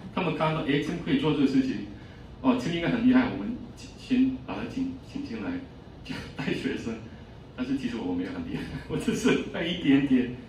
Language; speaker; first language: Chinese; non-native, fluent; English